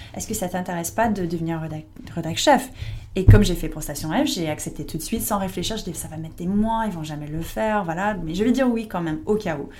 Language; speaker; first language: French; non-native, fluent; English